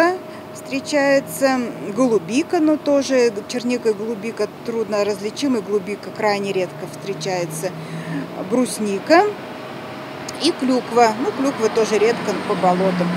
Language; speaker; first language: Russian; native; Russian